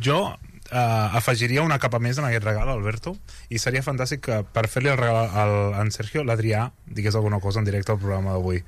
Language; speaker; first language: Catalan; native; Catalan